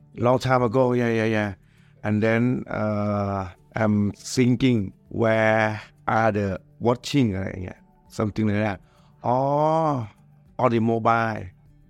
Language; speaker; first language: English; non-native, learner; Thai